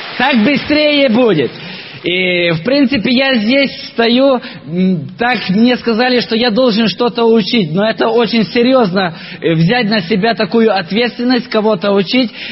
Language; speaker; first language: Russian; non-native, local second language; Ukrainian